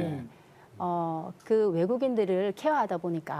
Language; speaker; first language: Korean; native; Korean